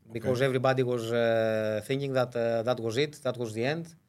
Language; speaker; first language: English; non-native, fluent; Greek